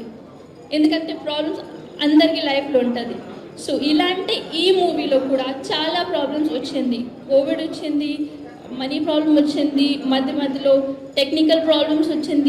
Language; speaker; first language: Telugu; non-native, learner; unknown